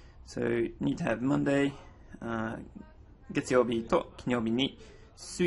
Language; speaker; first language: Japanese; non-native, fluent; English